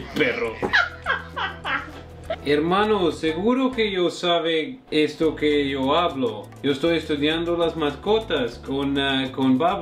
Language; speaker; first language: Spanish; non-native, learner; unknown